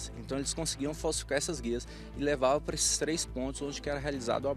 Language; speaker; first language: Portuguese; native; Portuguese